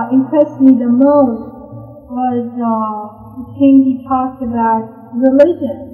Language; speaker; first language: English; non-native, fluent; Persian